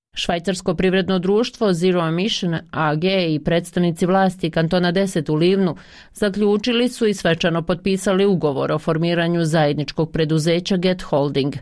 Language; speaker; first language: Croatian; native; Croatian